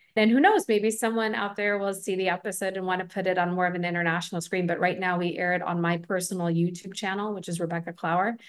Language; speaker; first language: English; native; English